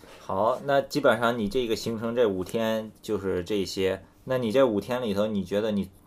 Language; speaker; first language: Chinese; native; Chinese